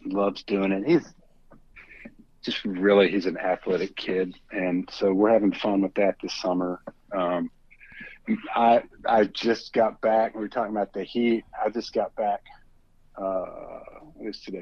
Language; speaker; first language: English; native; English